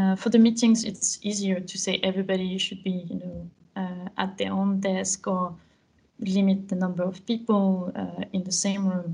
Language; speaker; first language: English; non-native, fluent; French